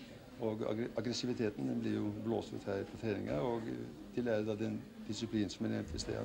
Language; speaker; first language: Norwegian; native; Norwegian